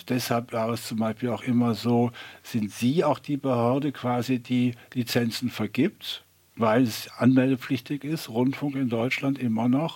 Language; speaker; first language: German; native; German